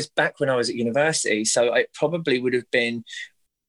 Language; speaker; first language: English; native; English